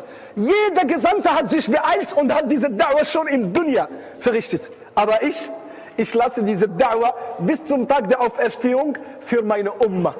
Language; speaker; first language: German; non-native, fluent; Arabic